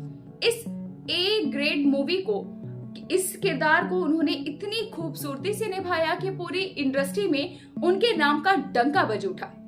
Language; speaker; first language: Hindi; native; Hindi